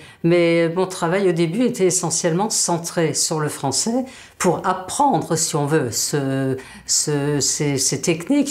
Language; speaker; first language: French; native; French